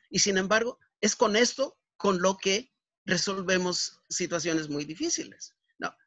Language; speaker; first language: Spanish; native; Spanish